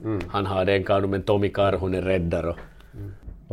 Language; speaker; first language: Swedish; non-native, learner; Finnish